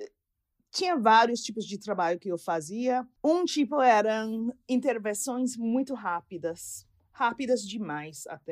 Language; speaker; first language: Portuguese; non-native, fluent; English